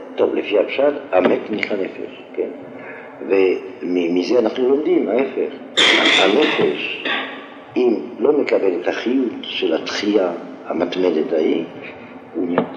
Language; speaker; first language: Hebrew; non-native, fluent; French